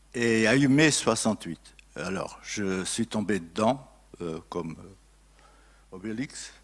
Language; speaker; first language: French; non-native, fluent; Portuguese